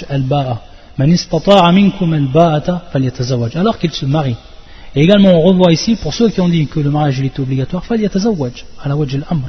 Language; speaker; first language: French; native; French